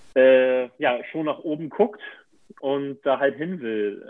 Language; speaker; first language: German; native; German